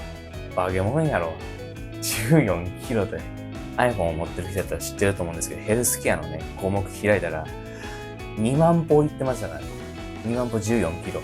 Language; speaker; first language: Japanese; native; Japanese